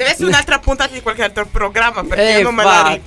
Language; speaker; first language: Italian; native; Italian